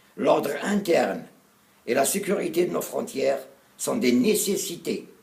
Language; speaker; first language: French; non-native, local second language; Arabic